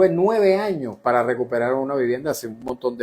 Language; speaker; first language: Spanish; native; Spanish